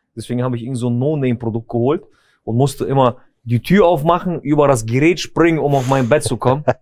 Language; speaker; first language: German; early bilingual, other home language; Russian